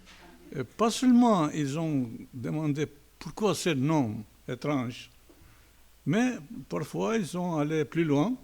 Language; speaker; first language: French; non-native, fluent; Albanian